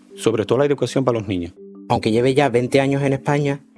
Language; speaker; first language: Spanish; early bilingual, other home language; Albanian